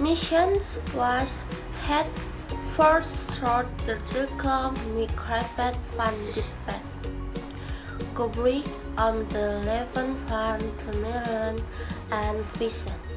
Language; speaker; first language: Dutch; non-native, learner; Indonesian